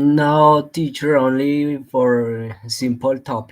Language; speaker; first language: English; non-native, learner; Spanish